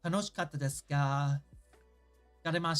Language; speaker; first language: Japanese; non-native, learner; English